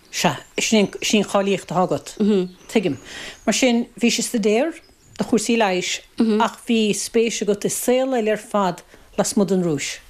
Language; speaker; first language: Irish; native; Irish